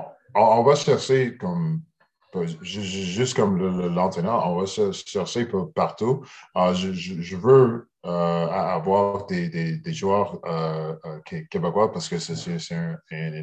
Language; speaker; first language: French; early bilingual, heritage; English